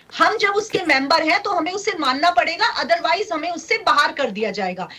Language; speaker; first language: Hindi; native; Hindi